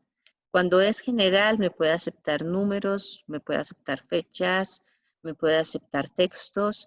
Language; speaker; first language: Spanish; native; Spanish